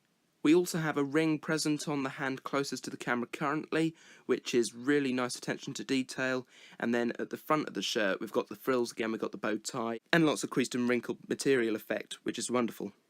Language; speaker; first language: English; native; English